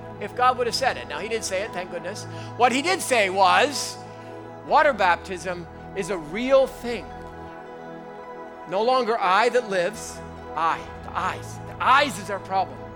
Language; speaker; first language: English; native; English